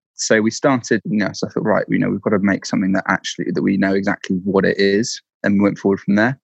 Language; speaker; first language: English; native; English